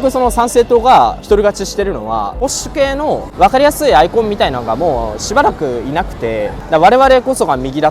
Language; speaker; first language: Japanese; native; Japanese